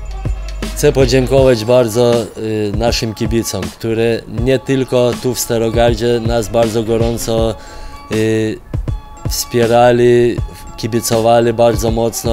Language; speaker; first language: Polish; non-native, fluent; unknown